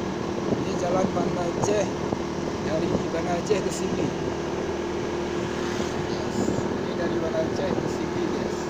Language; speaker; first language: Indonesian; non-native, local second language; Achinese